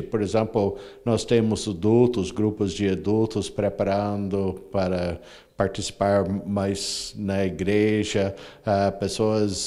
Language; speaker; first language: Portuguese; non-native, fluent; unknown